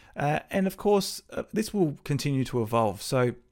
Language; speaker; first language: English; native; English